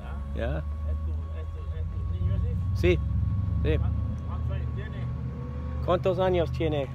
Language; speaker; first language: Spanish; non-native, learner; English